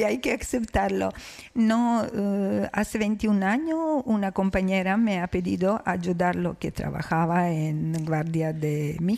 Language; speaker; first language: Spanish; non-native, learner; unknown